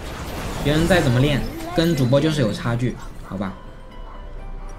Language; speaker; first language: Chinese; native; Chinese